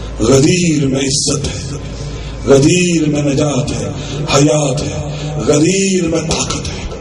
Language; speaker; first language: Urdu; non-native, local second language; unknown